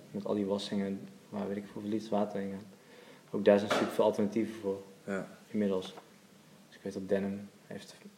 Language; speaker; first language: Dutch; native; Dutch